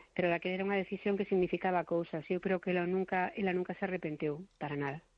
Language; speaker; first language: Galician; non-native, local second language; Spanish